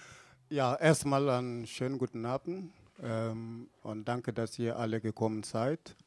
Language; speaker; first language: German; non-native, fluent; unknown